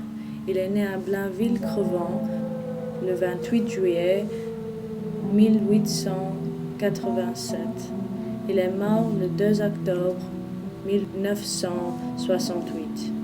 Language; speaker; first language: French; non-native, learner; English